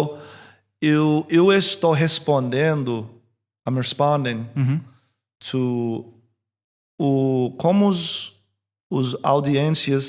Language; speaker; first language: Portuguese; early bilingual, heritage; English